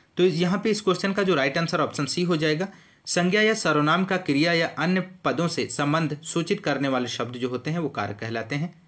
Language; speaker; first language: Hindi; native; Hindi